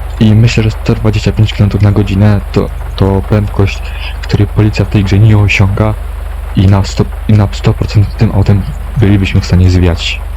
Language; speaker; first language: Polish; native; Polish